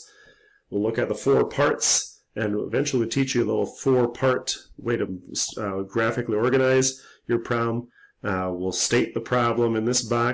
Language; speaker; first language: English; native; English